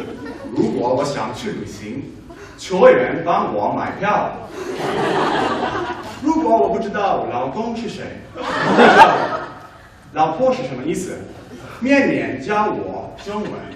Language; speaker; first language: Chinese; non-native, fluent; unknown